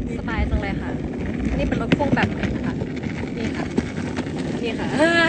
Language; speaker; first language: Thai; native; Thai